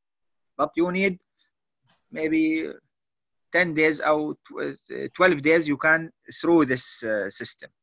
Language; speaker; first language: English; non-native, learner; Arabic